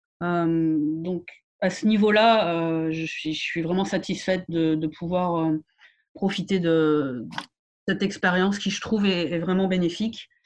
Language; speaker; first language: French; native; French